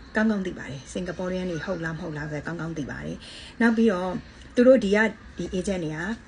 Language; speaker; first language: Burmese; native; Burmese